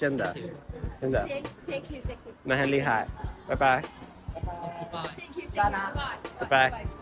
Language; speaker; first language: Chinese; non-native, learner; Turkish